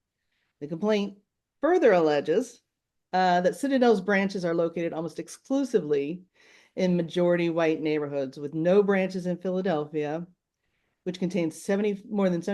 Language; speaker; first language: English; native; English